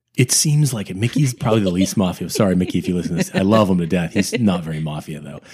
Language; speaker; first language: English; native; English